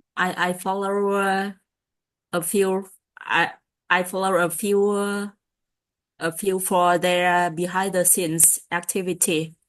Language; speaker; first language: English; non-native, learner; Vietnamese